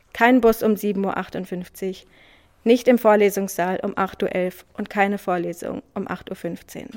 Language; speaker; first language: German; early bilingual, other home language; Swiss German